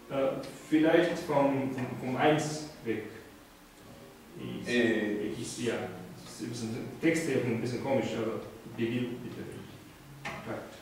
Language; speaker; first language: German; non-native, fluent; Japanese